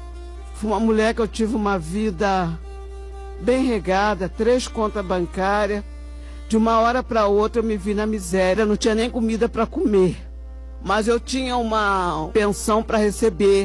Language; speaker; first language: Portuguese; native; Portuguese